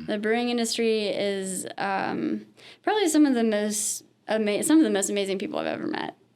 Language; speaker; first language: English; native; English